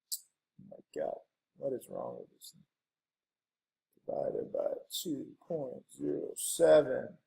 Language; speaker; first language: English; native; English